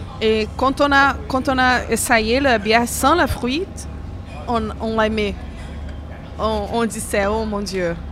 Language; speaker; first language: French; non-native, fluent; Portuguese